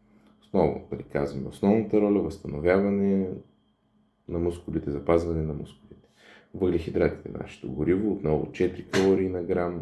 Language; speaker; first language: Bulgarian; native; Bulgarian